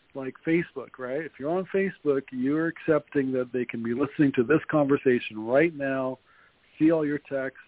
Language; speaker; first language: English; native; English